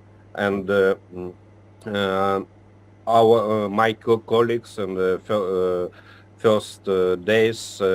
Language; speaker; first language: English; non-native, learner; Ukrainian